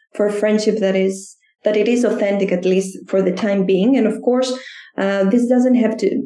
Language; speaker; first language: English; non-native, fluent; Greek